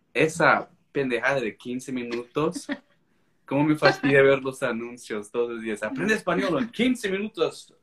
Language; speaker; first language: Spanish; non-native, fluent; English